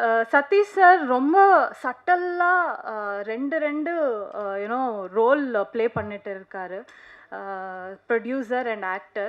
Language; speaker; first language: Tamil; non-native, fluent; Kannada